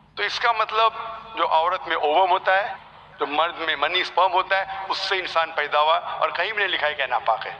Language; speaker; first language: Urdu; non-native, local second language; Konkani